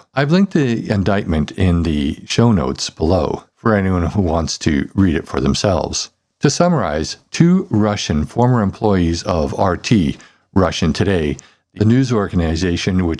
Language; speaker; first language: English; native; English